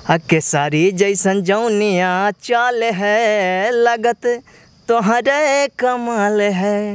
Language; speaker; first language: Hindi; native; Hindi